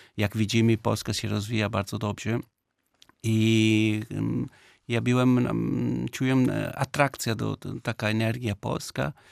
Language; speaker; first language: Polish; non-native, learner; Italian